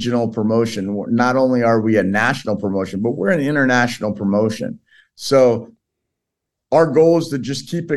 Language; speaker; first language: English; early bilingual, other home language; Portuguese